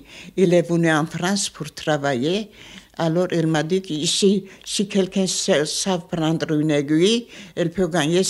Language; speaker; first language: French; non-native, fluent; Armenian